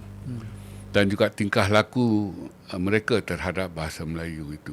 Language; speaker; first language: Malay; native; Malay